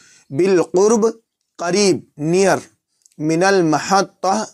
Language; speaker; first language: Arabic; non-native, fluent; Urdu